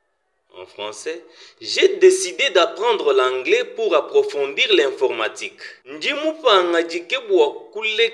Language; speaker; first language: French; non-native, local second language; Swahili